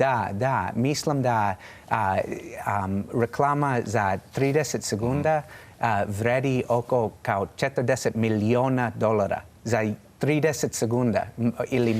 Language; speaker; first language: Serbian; non-native, learner; English